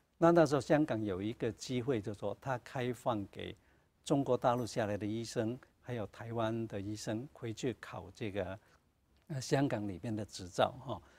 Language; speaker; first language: Chinese; non-native, local second language; Cantonese